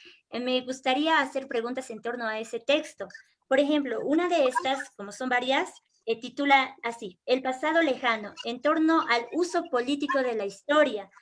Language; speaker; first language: Spanish; native; Spanish